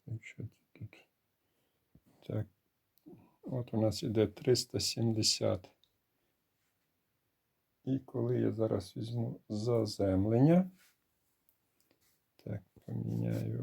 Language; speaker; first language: Ukrainian; native; Ukrainian